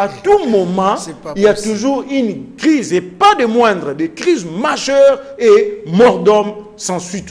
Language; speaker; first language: French; non-native, local second language; Lingala